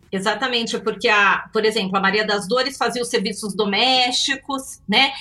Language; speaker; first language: Portuguese; native; Portuguese